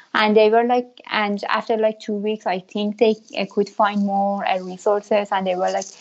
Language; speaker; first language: English; non-native, fluent; Persian